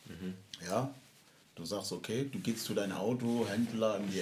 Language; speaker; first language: German; non-native, fluent; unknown